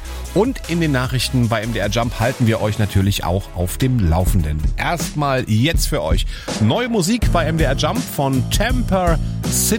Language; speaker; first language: German; native; German